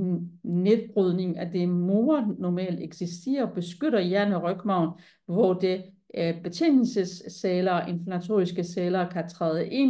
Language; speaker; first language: Danish; non-native, fluent; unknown